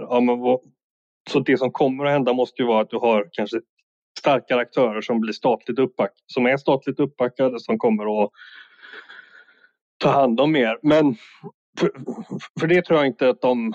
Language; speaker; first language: Swedish; native; Swedish